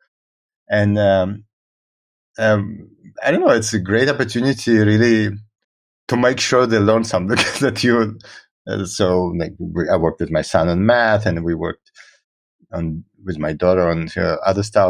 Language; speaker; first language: English; non-native, fluent; Russian